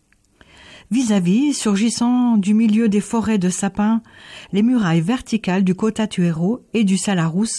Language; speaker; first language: French; native; French